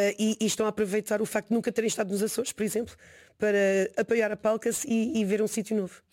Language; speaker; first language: Portuguese; early bilingual, heritage; Portuguese